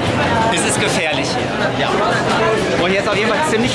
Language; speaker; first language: German; native; German